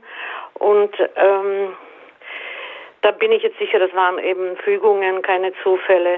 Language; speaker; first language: German; native; German